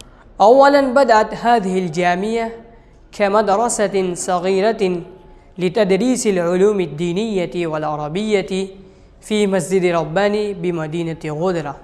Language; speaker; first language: Arabic; non-native, fluent; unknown